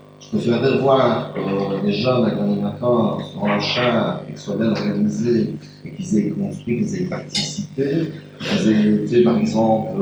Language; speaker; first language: French; native; French